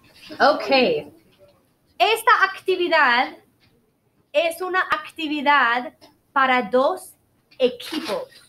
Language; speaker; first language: Spanish; non-native, fluent; English